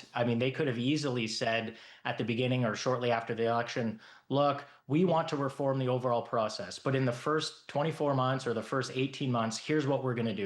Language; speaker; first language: English; native; English